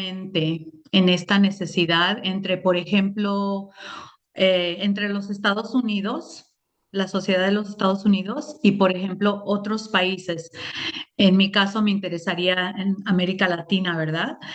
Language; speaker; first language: Spanish; early bilingual, other home language; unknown